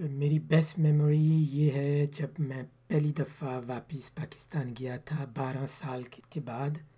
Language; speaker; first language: Urdu; early bilingual, heritage; Urdu